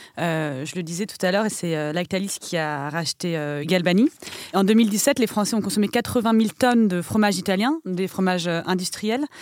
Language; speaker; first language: French; native; French